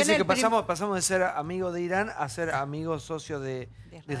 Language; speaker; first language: Spanish; native; Spanish